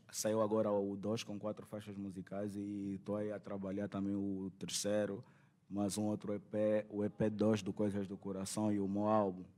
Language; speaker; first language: Portuguese; native; Portuguese